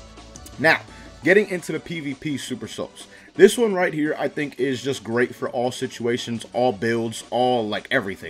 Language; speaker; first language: English; native; English